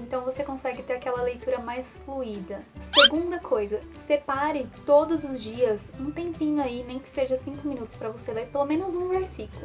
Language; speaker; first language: Portuguese; native; Portuguese